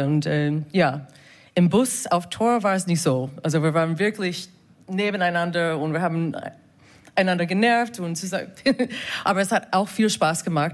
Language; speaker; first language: German; non-native, fluent; English